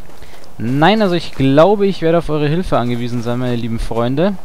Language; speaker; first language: German; native; German